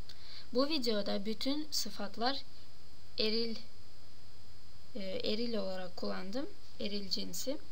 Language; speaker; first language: Turkish; non-native, fluent; Russian